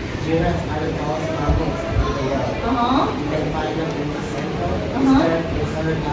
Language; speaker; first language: English; non-native, learner; Indonesian